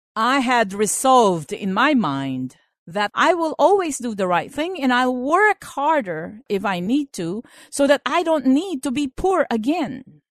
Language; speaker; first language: English; non-native, local second language; Filipino